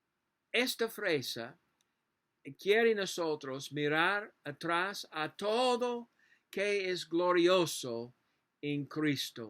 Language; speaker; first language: Spanish; non-native, learner; English